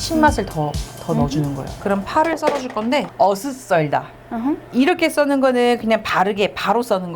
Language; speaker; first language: Korean; native; Korean